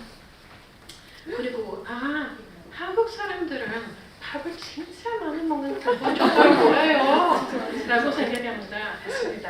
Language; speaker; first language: Korean; non-native, fluent; Swedish